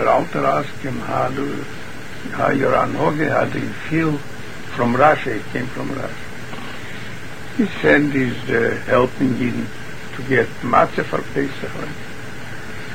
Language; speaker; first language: English; non-native, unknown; Yiddish